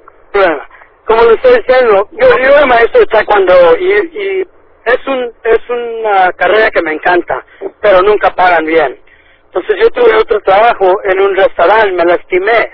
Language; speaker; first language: Spanish; early bilingual, heritage; Spanish